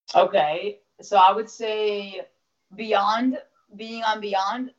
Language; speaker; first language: English; early bilingual, other home language; Russian